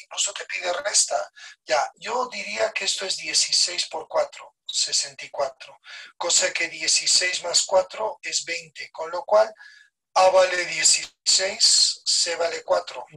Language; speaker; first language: Spanish; native; Spanish